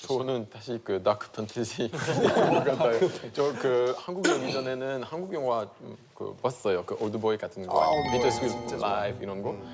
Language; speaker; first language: Korean; non-native, fluent; French